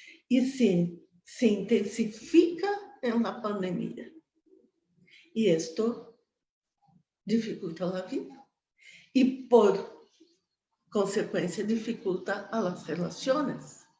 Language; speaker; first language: Spanish; non-native, fluent; Portuguese